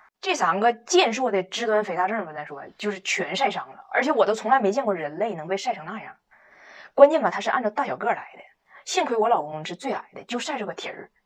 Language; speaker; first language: Chinese; native; Chinese